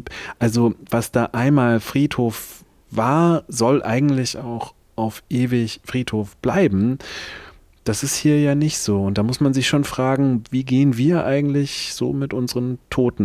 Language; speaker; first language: German; native; German